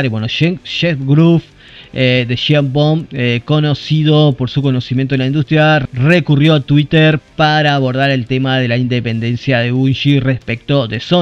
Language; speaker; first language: Spanish; native; Spanish